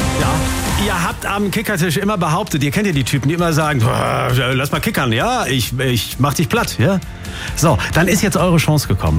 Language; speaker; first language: German; native; German